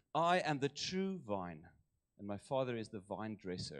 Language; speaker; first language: English; non-native, local second language; Afrikaans